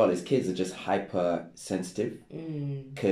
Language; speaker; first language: English; non-native, local second language; Krio